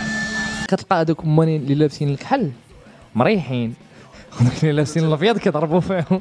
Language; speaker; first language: Arabic; native; Arabic